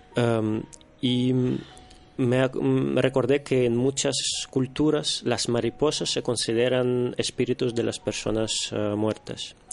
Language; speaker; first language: Spanish; non-native, fluent; Russian